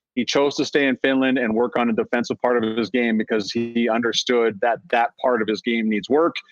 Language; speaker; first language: English; native; English